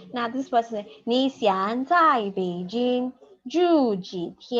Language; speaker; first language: Chinese; non-native, fluent; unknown